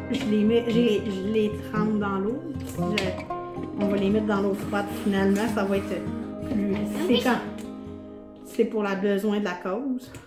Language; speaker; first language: French; native; French